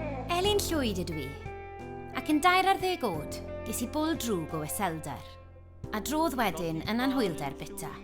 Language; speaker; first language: Welsh; native; Welsh